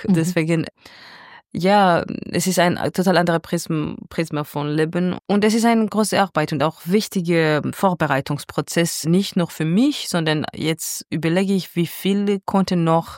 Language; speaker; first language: German; non-native, fluent; Georgian